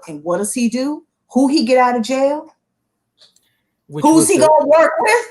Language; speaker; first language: English; native; English